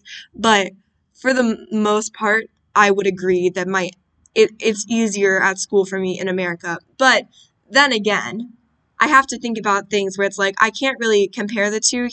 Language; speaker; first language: English; native; English